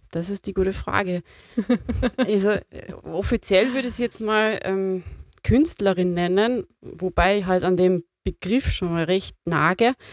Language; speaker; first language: German; native; German